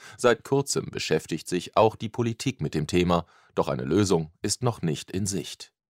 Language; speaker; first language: German; native; German